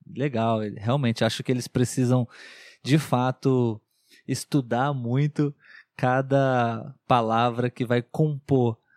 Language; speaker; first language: Portuguese; native; Portuguese